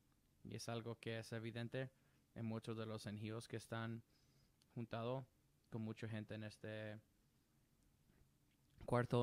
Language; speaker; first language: Spanish; non-native, learner; English